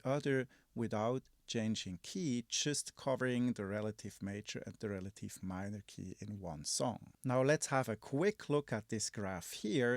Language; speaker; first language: English; non-native, fluent; German